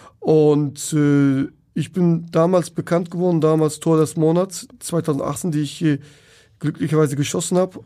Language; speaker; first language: German; non-native, fluent; Turkish